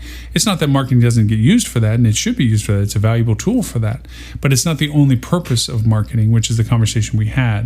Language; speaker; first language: English; native; English